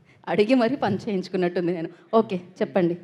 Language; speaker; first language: Telugu; native; Telugu